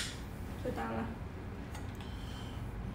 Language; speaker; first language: Chinese; non-native, learner; Vietnamese